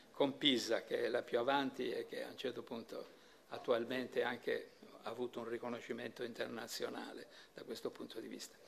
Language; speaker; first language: Italian; native; Italian